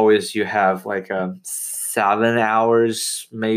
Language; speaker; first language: English; non-native, fluent; Chinese